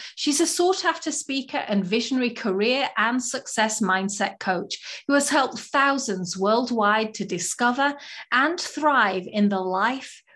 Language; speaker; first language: English; native; English